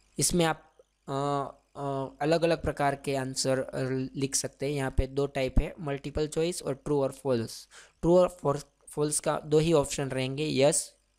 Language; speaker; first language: Hindi; non-native, local second language; Gujarati